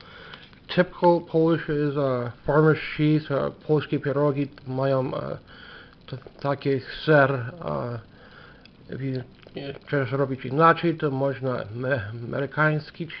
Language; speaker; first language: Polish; early bilingual, heritage; English